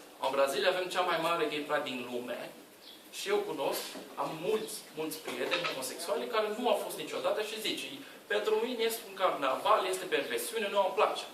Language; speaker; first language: Romanian; non-native, learner; Portuguese